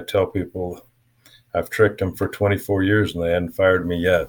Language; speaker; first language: English; native; English